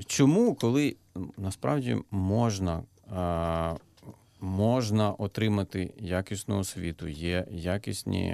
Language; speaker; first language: Ukrainian; native; Ukrainian